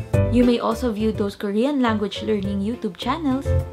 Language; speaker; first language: English; non-native, local second language; Filipino